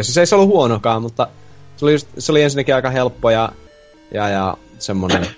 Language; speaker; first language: Finnish; native; Finnish